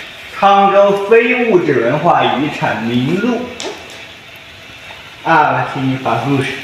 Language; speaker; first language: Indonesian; non-native, learner; Chinese